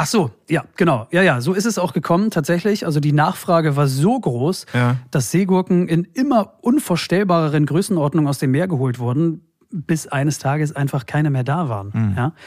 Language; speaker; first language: German; native; German